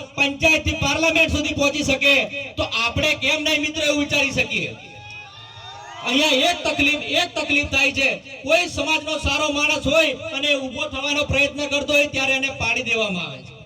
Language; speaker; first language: Gujarati; non-native, local second language; Rathawi